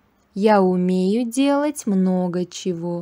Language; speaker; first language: Russian; non-native, local second language; Uzbek